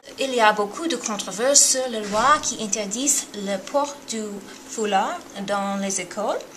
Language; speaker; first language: French; non-native, learner; English